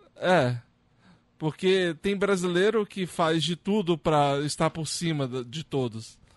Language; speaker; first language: Portuguese; native; Portuguese